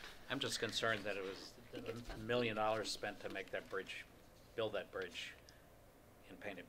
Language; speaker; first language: English; native; English